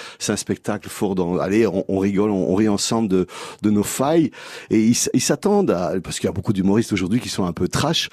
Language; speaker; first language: French; native; French